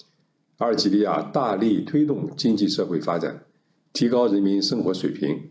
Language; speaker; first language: Chinese; native; Chinese